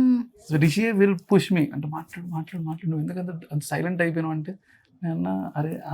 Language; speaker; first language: Telugu; native; Telugu